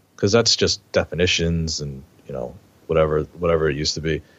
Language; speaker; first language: English; native; English